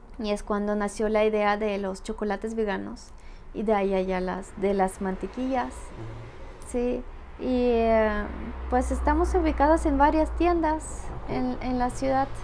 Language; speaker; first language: Spanish; non-native, fluent; Russian